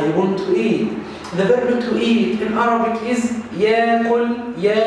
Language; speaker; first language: English; non-native, fluent; Arabic